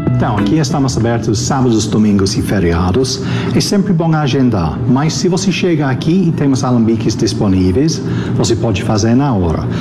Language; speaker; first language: Portuguese; non-native, fluent; English